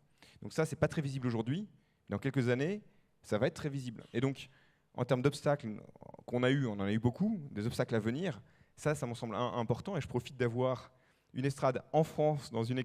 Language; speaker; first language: French; native; French